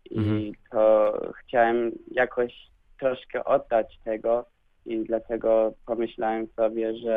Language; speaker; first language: Polish; early bilingual, heritage; Polish